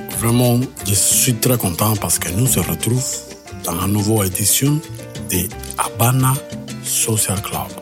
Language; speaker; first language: French; non-native, fluent; Spanish